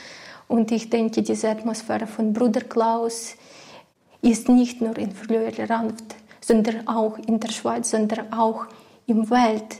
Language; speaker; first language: German; non-native, learner; Ukrainian